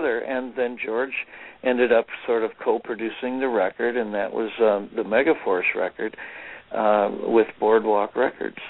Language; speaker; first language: English; native; English